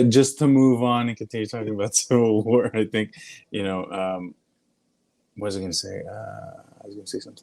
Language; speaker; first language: English; native; English